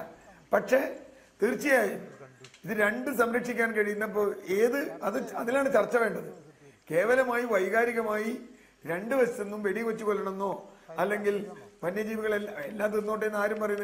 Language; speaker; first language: Malayalam; native; Malayalam